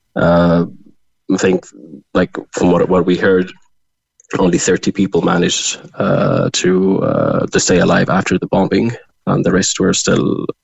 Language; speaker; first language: English; non-native, fluent; Arabic